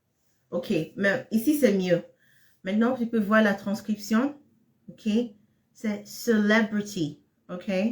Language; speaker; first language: French; non-native, fluent; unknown